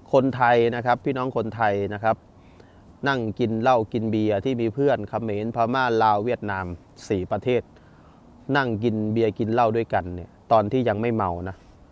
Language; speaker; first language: Thai; native; Thai